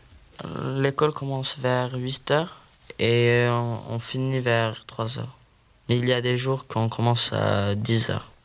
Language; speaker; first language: French; non-native, learner; Swedish